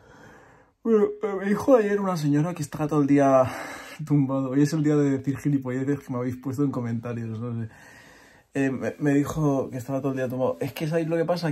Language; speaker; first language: Spanish; native; Spanish